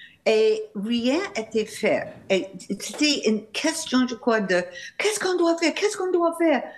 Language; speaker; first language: French; non-native, fluent; English